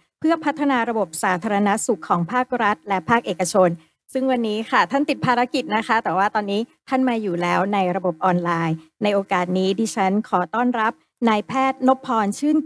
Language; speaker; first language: Thai; native; Thai